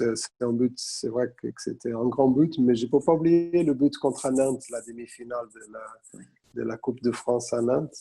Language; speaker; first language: French; non-native, fluent; Portuguese